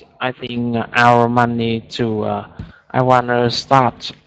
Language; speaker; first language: English; non-native, learner; Vietnamese